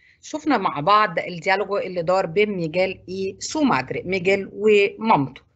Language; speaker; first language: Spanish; non-native, fluent; Arabic